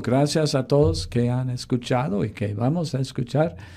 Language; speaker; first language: Spanish; non-native, fluent; English